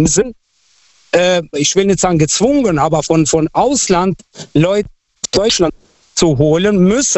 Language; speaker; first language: German; non-native, fluent; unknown